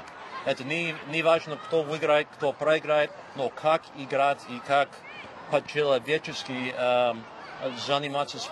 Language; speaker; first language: Russian; non-native, fluent; English